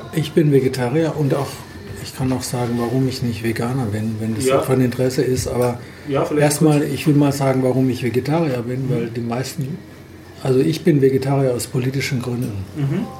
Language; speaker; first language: German; native; German